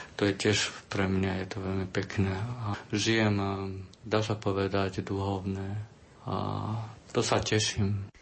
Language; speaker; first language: Slovak; non-native, learner; Chinese